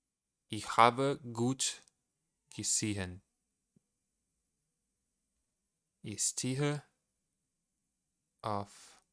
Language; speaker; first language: German; non-native, learner; Portuguese